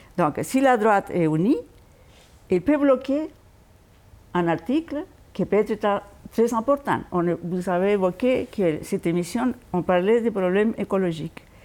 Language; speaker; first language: French; non-native, fluent; Spanish